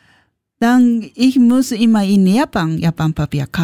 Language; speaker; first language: German; non-native, learner; Japanese